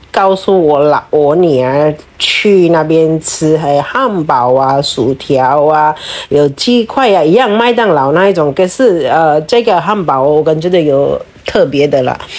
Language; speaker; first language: Chinese; non-native, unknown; Bangla